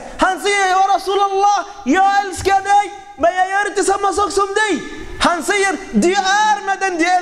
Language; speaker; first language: Swedish; non-native, fluent; Arabic